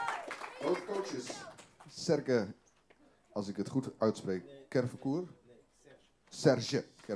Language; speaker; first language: Dutch; native; Dutch